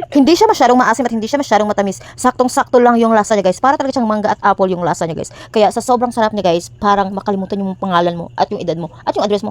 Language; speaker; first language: Filipino; non-native, local second language; Cebuano